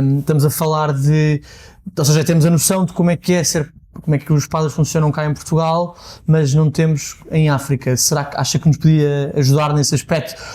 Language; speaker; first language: Portuguese; native; Portuguese